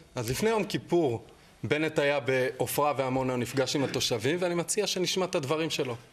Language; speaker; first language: Hebrew; native; Hebrew